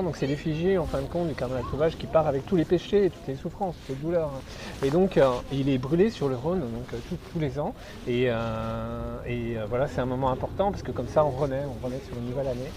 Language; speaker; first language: French; native; French